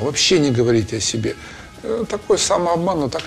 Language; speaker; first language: Russian; native; Russian